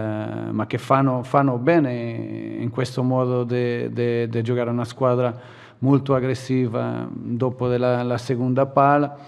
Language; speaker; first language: Italian; non-native, fluent; Portuguese